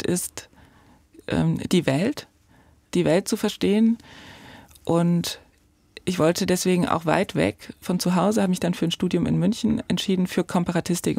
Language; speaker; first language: German; native; German